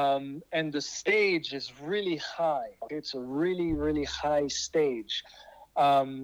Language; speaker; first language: English; non-native, fluent; French